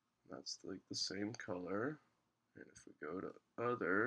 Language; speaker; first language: English; native; English